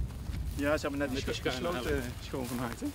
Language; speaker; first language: Dutch; native; Dutch